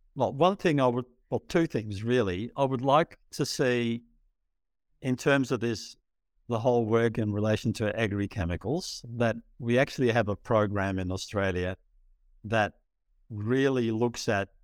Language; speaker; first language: English; early bilingual, other home language; Dutch